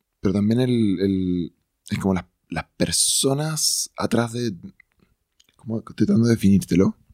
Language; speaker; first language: Spanish; native; Spanish